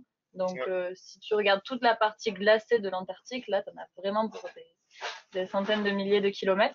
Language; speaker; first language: French; native; French